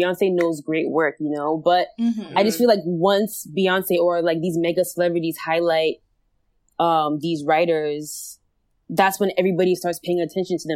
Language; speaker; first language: English; non-native, local second language; Akan